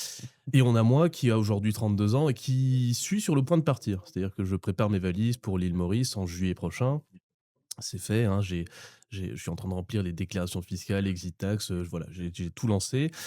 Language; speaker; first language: French; native; French